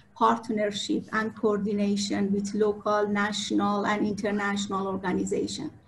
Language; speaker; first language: English; non-native, fluent; Persian